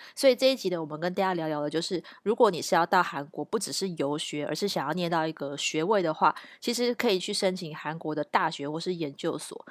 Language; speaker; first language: Chinese; native; Chinese